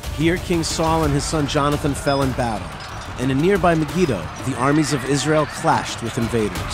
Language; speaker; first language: English; native; English